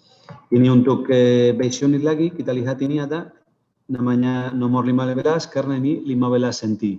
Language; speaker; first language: Indonesian; non-native, fluent; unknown